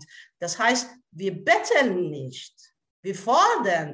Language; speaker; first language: German; non-native, fluent; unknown